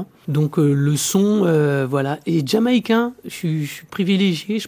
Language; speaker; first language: French; native; French